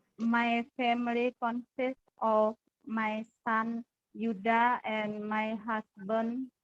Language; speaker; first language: English; non-native, learner; Indonesian